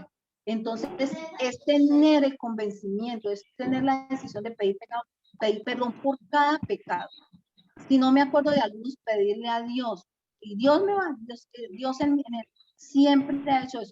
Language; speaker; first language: Spanish; native; Spanish